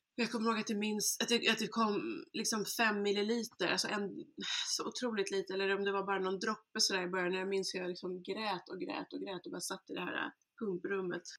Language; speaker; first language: Swedish; early bilingual, other home language; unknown